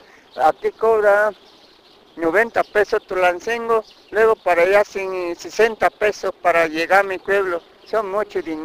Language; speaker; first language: Spanish; non-native, local second language; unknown